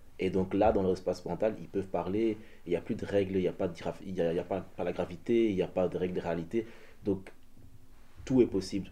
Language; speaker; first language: French; early bilingual, other home language; Dutch